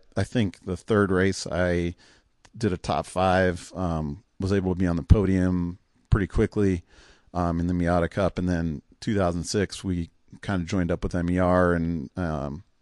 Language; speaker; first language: English; native; English